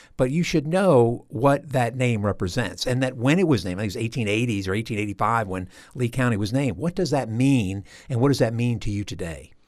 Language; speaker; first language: English; native; English